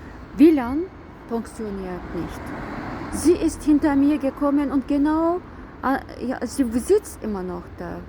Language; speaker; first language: German; non-native, fluent; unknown